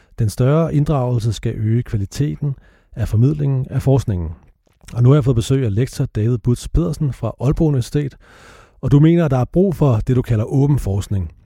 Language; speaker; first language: Danish; native; Danish